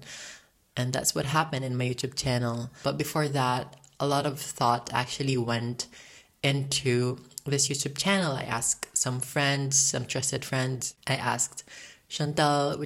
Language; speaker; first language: English; non-native, local second language; Cebuano